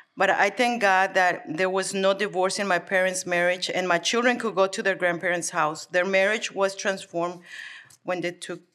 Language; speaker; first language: English; early bilingual, other home language; Spanish